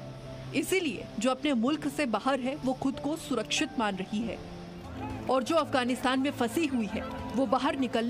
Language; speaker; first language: Hindi; native; Hindi